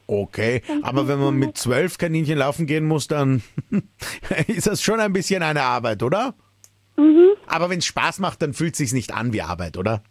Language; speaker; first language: German; native; German